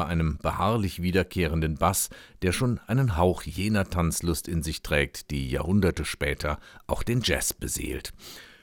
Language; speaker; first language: German; native; German